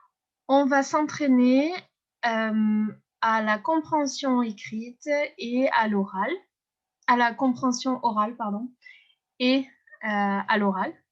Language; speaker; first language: French; non-native, fluent; English